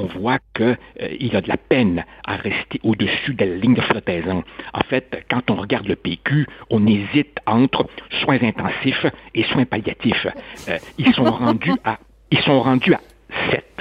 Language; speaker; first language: French; native; French